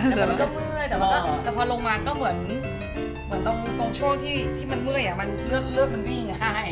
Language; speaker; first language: Thai; native; Thai